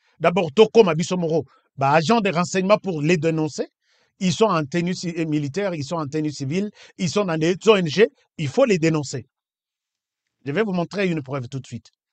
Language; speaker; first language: French; non-native, local second language; Lingala